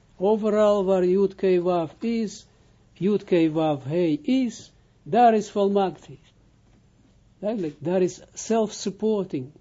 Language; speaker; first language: Dutch; non-native, fluent; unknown